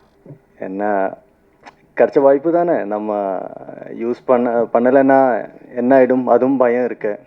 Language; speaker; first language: Tamil; non-native, learner; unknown